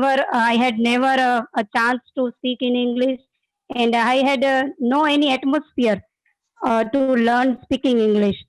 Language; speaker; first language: English; non-native, learner; Gujarati